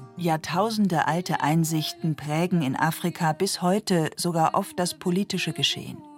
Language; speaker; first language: German; native; German